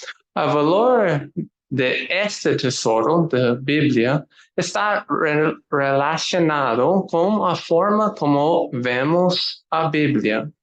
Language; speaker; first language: Portuguese; non-native, learner; English